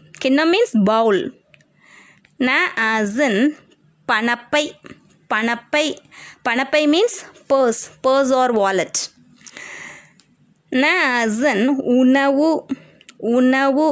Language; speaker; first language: English; non-native, local second language; Tamil